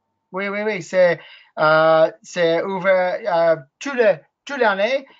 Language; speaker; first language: French; non-native, learner; English